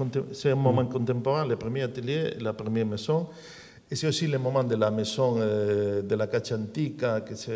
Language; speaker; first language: French; non-native, learner; Spanish